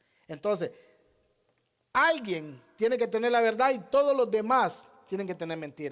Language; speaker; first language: Spanish; native; Spanish